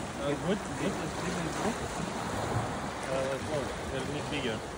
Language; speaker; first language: English; non-native, learner; Lithuanian